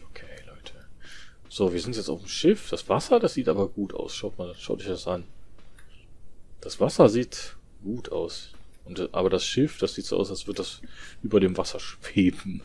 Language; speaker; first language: German; native; German